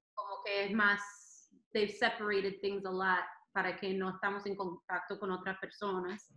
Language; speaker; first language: Spanish; non-native, fluent; English